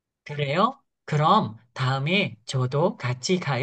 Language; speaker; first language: Korean; non-native, fluent; Indonesian